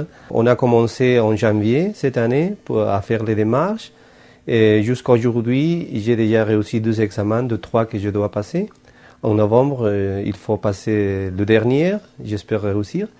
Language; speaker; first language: French; non-native, fluent; Spanish